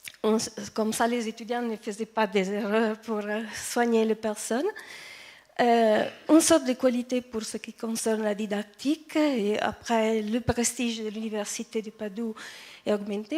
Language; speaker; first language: French; non-native, fluent; Italian